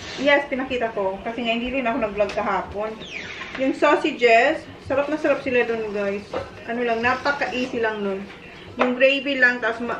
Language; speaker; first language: Filipino; non-native, local second language; Bikol